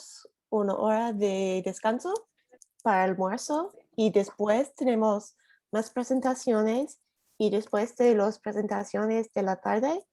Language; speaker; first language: Spanish; non-native, learner; English